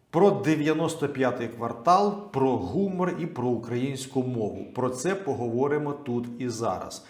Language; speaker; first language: Ukrainian; non-native, local second language; Russian